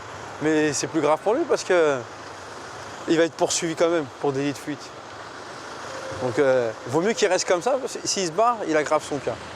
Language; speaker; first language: French; native; French